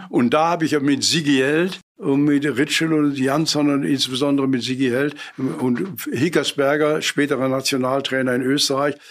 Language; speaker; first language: German; native; German